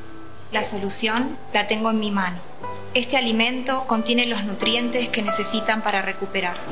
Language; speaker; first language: Spanish; native; Spanish